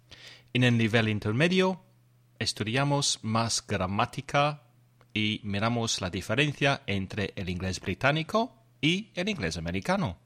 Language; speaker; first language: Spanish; non-native, fluent; English